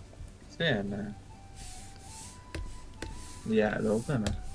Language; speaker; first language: Japanese; non-native, learner; Spanish